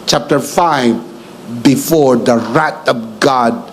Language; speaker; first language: English; non-native, local second language; Filipino